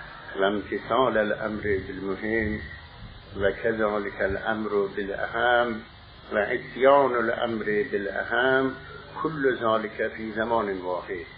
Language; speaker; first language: Arabic; non-native, fluent; Persian